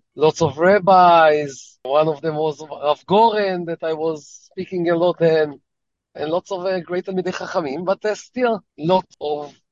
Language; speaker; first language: English; early bilingual, heritage; Hebrew